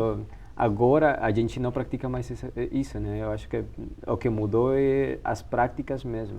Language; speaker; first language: Portuguese; non-native, fluent; Spanish